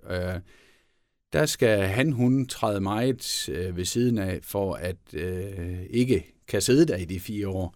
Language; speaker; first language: Danish; native; Danish